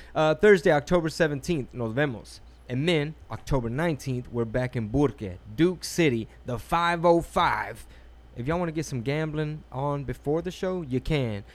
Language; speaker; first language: English; early bilingual, other home language; Spanish